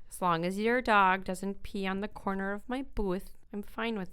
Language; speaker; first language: English; native; English